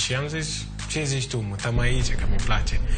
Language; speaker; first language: Romanian; non-native, learner; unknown